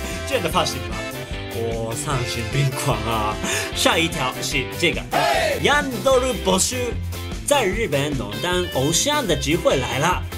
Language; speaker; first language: Chinese; non-native, fluent; Japanese